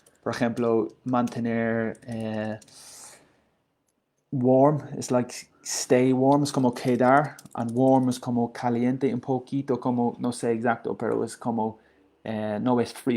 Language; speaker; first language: Spanish; non-native, learner; English